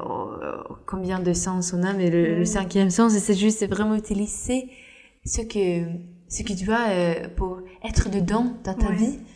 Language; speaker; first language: French; non-native, fluent; Norwegian